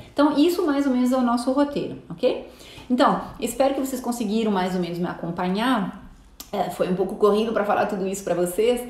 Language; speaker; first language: Portuguese; non-native, fluent; French